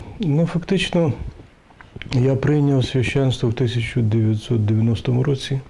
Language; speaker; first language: Ukrainian; native; Ukrainian